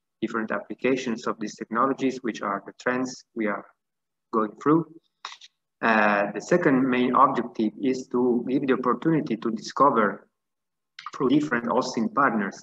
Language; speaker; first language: English; non-native, fluent; Italian